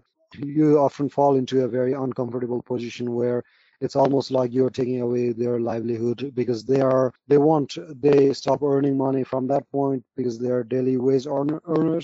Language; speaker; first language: English; non-native, local second language; Nepali